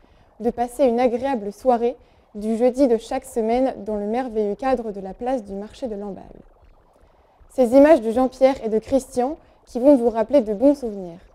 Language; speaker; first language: French; native; French